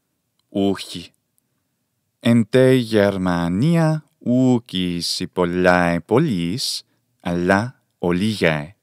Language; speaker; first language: Greek; non-native, fluent; English